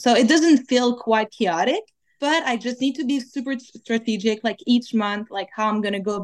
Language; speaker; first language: English; non-native, fluent; French